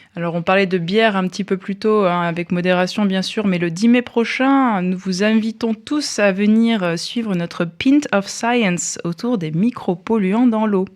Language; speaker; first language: French; native; French